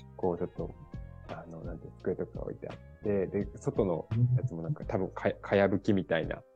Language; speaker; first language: Japanese; native; Japanese